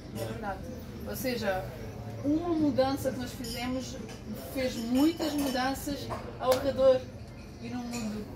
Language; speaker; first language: Portuguese; non-native, fluent; Ukrainian